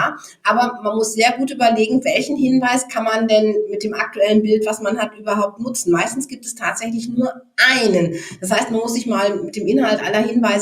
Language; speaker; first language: German; native; German